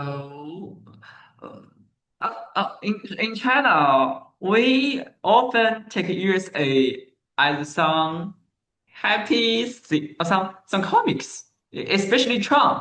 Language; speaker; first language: English; non-native, learner; Chinese